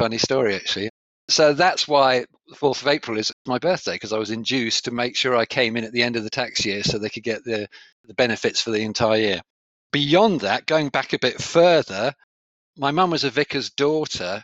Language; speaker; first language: English; native; English